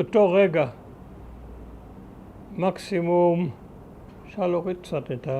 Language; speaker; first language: Hebrew; early bilingual, other home language; German